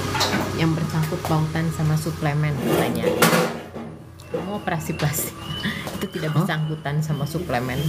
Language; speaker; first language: Indonesian; native; Indonesian